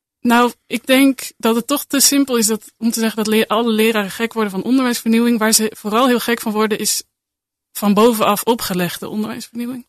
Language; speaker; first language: Dutch; native; Dutch